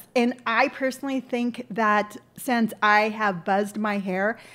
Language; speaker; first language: English; native; English